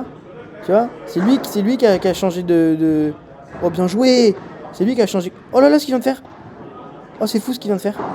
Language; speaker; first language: French; native; French